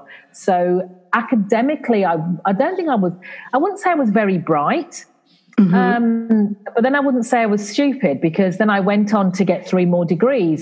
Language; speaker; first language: English; native; English